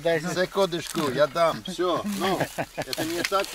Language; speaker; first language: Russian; non-native, learner; English